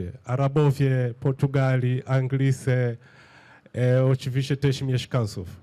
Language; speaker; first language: Polish; non-native, fluent; Swahili